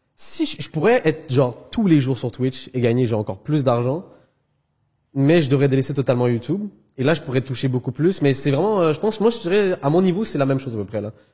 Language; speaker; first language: French; early bilingual, other home language; Arabic